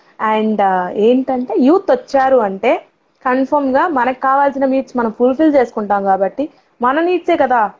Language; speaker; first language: Telugu; non-native, local second language; Tamil